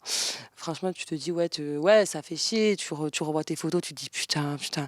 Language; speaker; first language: French; native; French